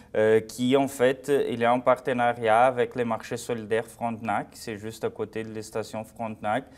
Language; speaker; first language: French; non-native, fluent; Portuguese